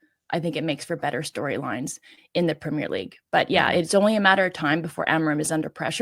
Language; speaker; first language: English; native; English